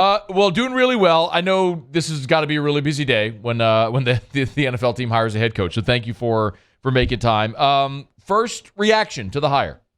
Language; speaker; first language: English; native; English